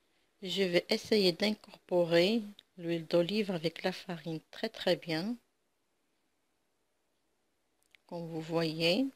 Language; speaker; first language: French; non-native, local second language; Arabic